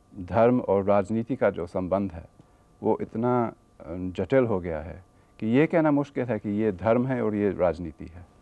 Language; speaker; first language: Hindi; non-native, fluent; English